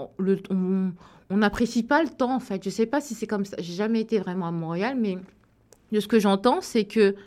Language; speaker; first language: French; early bilingual, other home language; Wolof